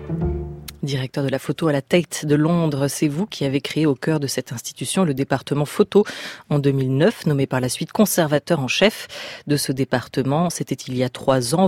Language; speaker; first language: French; native; French